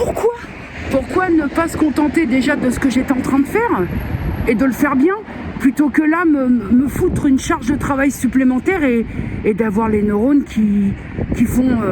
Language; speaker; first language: French; native; French